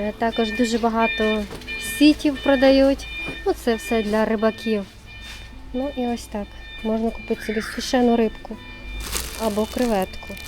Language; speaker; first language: Ukrainian; native; Ukrainian